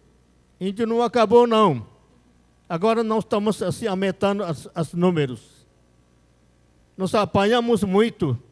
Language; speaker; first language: Portuguese; non-native, local second language; Yanomámi